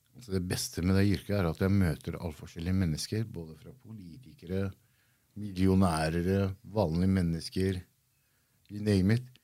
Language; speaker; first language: Norwegian; early bilingual, other home language; Kurdish